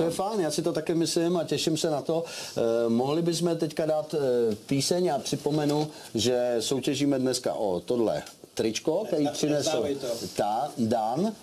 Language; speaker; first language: Czech; native; Czech